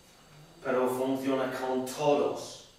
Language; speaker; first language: Spanish; non-native, learner; English